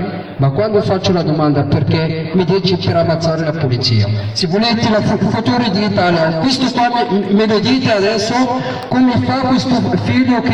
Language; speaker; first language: Italian; non-native, fluent; Arabic